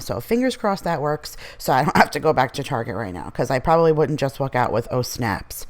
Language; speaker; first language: English; native; English